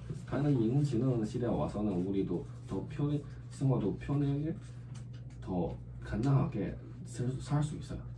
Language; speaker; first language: Korean; non-native, learner; Chinese